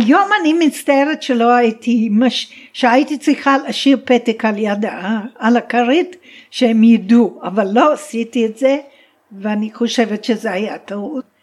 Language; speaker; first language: Hebrew; non-native, fluent; English